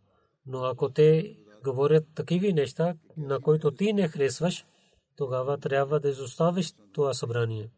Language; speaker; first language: Bulgarian; non-native, learner; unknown